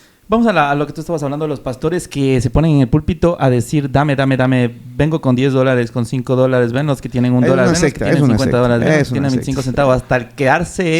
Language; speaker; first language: Spanish; native; Spanish